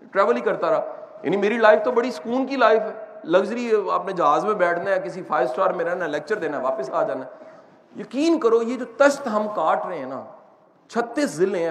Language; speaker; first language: Urdu; non-native, local second language; Punjabi